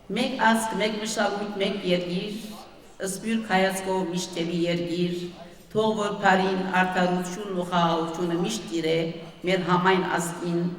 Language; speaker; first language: Armenian; early bilingual, heritage; Armenian